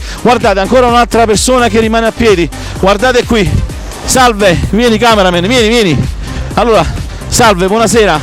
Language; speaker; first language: Italian; native; Italian